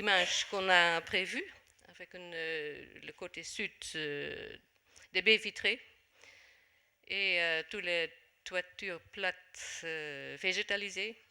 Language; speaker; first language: French; non-native, fluent; Dutch